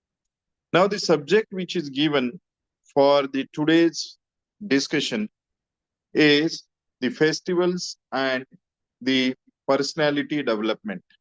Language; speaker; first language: English; non-native, local second language; Marathi